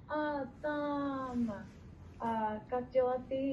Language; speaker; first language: Russian; non-native, learner; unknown